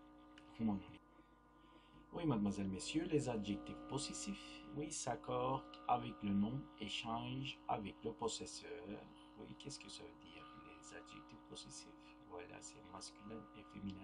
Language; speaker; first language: French; non-native, fluent; Turkish